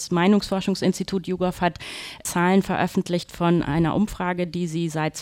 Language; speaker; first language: German; native; German